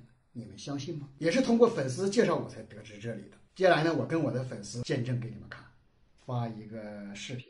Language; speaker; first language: Chinese; native; Chinese